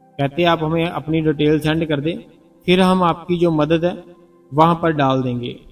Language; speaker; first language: Hindi; non-native, local second language; Punjabi